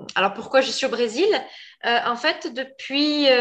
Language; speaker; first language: French; native; French